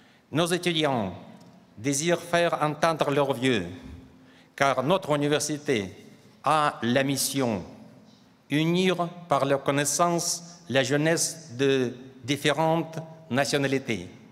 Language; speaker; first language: French; non-native, fluent; Russian